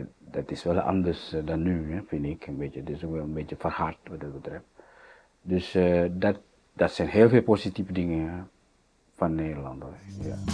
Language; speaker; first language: Dutch; non-native, fluent; Indonesian